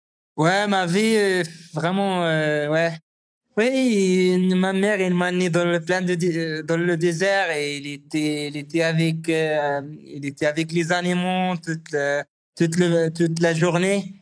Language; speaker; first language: French; non-native, learner; Arabic